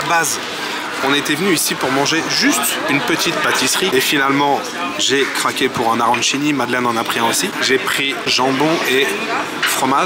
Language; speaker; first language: French; native; French